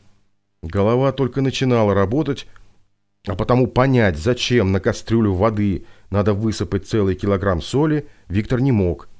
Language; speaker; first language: Russian; native; Russian